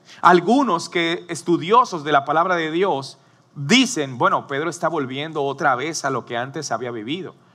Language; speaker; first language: Spanish; native; Spanish